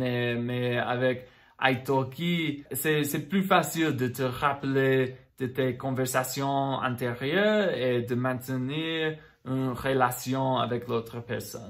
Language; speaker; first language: French; non-native, fluent; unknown